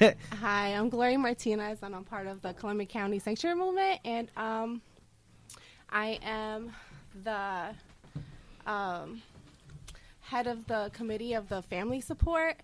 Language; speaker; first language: English; early bilingual, other home language; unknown